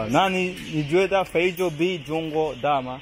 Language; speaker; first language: Chinese; non-native, learner; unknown